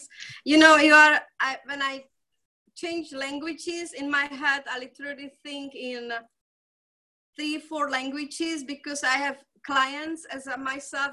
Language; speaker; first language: English; non-native, fluent; Czech